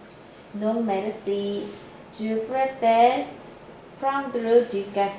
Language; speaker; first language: French; non-native, learner; Korean